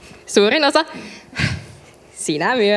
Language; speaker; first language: Finnish; native; Finnish